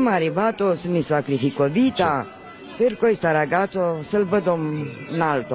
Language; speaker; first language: Italian; non-native, learner; Romanian